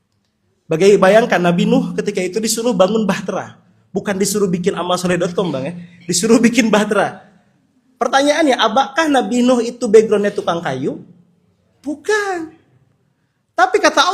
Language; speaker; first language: Indonesian; native; Indonesian